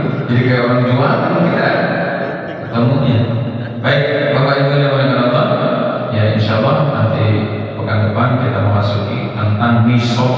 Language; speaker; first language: Indonesian; native; Indonesian